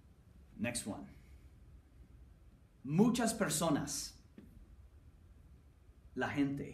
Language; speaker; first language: Spanish; non-native, fluent; English